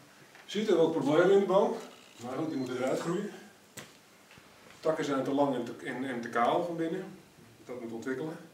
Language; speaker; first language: Dutch; native; Dutch